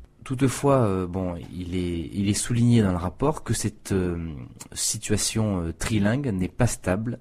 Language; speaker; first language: French; native; French